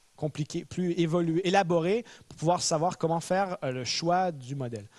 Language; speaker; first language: French; native; French